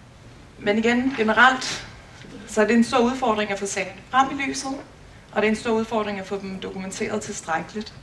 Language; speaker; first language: Danish; native; Danish